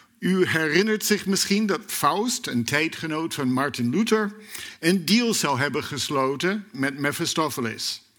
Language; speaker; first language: Dutch; non-native, fluent; English